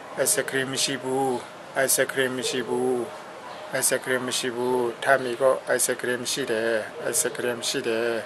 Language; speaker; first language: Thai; non-native, fluent; Burmese